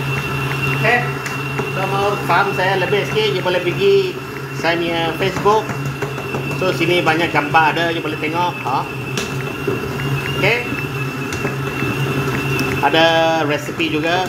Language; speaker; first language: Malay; non-native, local second language; Chinese